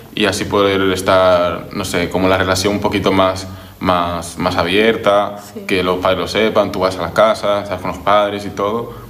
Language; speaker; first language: Spanish; native; Spanish